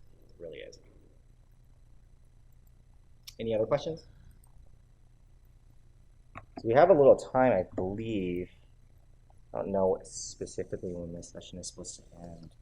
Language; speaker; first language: English; native; English